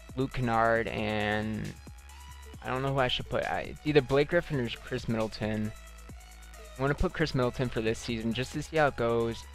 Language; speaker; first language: English; native; English